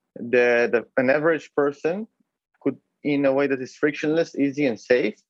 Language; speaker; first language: English; non-native, fluent; Hebrew